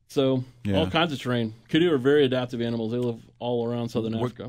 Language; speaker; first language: English; native; English